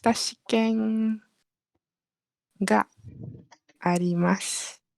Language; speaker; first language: Japanese; non-native, learner; Malay